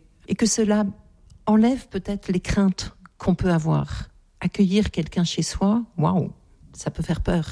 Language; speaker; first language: French; native; French